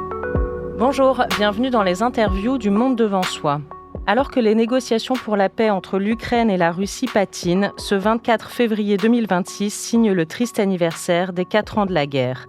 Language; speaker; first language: French; native; French